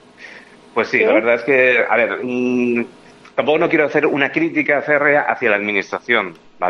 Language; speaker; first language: Spanish; native; Spanish